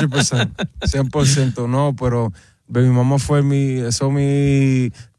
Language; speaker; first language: Spanish; early bilingual, heritage; Spanish